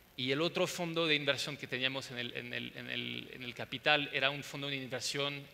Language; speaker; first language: Spanish; non-native, fluent; French